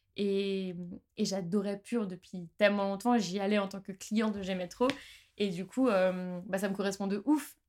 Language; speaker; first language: French; native; French